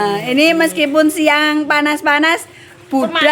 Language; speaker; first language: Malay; non-native, local second language; Javanese